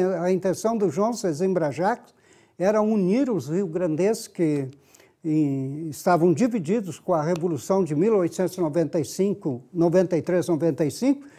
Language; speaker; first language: Portuguese; native; Portuguese